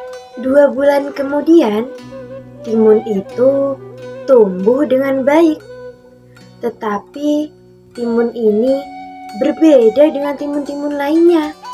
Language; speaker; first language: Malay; non-native, local second language; Javanese